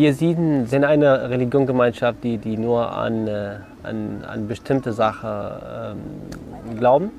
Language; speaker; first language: German; non-native, learner; Kurdish